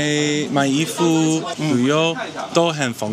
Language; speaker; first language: Chinese; non-native, learner; English